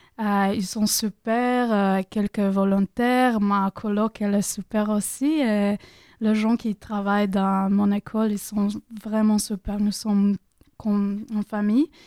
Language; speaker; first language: French; non-native, learner; Croatian